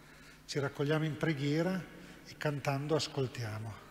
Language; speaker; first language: Italian; native; Italian